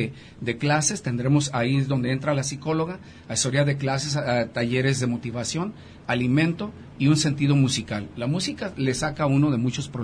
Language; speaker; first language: Spanish; native; Spanish